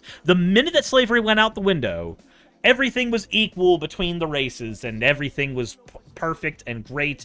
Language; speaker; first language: English; native; English